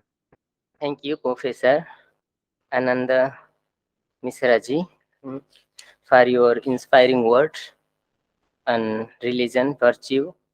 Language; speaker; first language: English; non-native, fluent; Thai